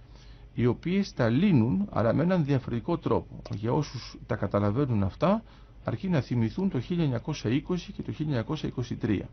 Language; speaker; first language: Greek; native; Greek